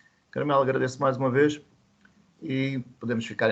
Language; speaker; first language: Portuguese; native; Portuguese